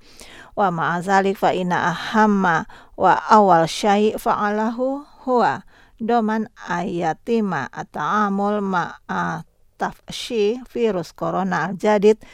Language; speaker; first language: Arabic; non-native, fluent; Indonesian